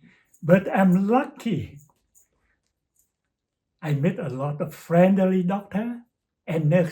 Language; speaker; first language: English; non-native, learner; Chinese